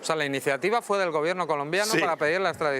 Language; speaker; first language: Spanish; native; Spanish